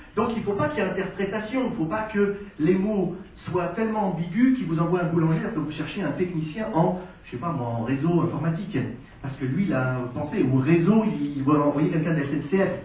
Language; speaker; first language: French; native; French